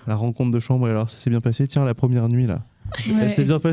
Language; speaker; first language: French; native; French